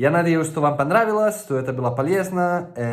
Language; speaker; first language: Russian; non-native, fluent; Catalan